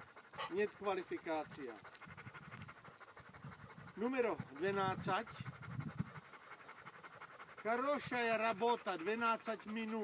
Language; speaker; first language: Russian; non-native, learner; Czech